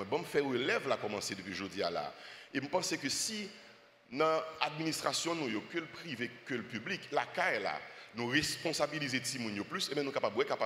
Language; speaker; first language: French; non-native, local second language; Haitian Creole